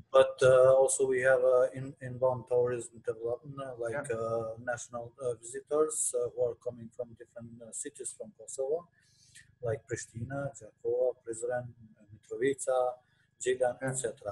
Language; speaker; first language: English; non-native, fluent; Albanian